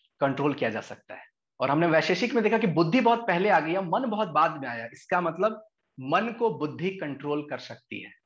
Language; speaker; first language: Hindi; native; Hindi